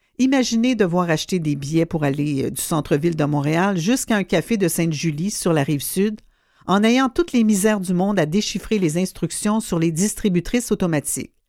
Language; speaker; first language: French; native; French